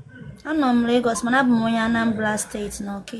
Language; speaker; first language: Igbo; native; Igbo